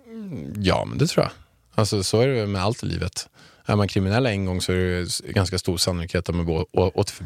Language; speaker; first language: Swedish; native; Swedish